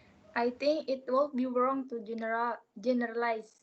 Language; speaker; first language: English; non-native, learner; Indonesian